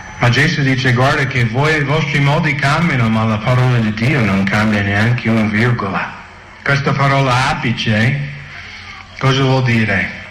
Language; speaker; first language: Italian; non-native, fluent; English